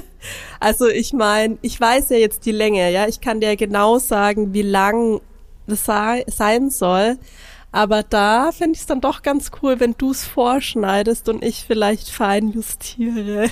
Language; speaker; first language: German; native; German